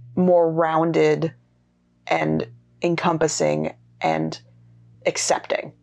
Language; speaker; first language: English; native; English